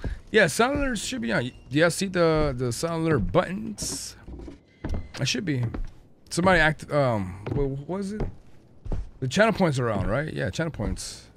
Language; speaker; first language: English; native; English